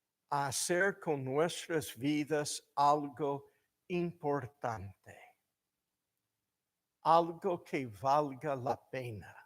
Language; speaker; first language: Spanish; non-native, fluent; English